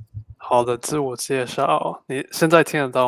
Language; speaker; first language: Chinese; non-native, fluent; English